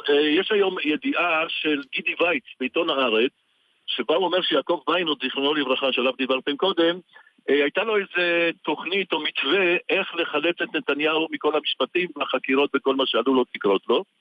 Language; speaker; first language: Hebrew; early bilingual, other home language; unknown